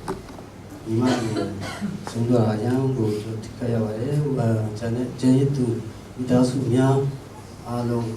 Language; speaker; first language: Burmese; non-native, local second language; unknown